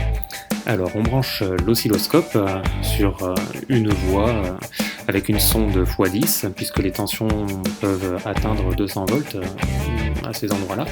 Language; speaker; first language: French; native; French